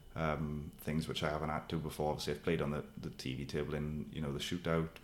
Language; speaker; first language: English; native; English